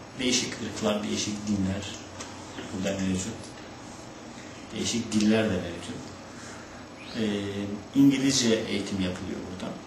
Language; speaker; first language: Turkish; native; Turkish